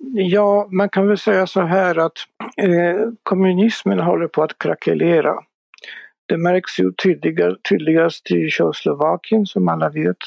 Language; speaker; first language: Swedish; non-native, fluent; Polish